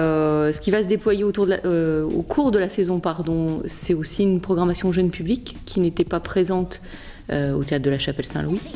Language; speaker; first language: French; native; French